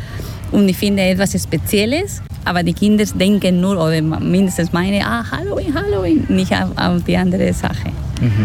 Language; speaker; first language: German; non-native, learner; Spanish